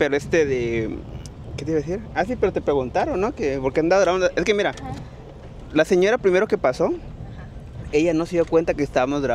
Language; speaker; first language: Spanish; native; Spanish